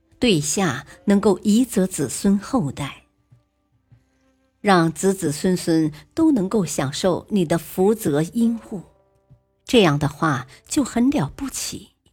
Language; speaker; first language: Chinese; native; Chinese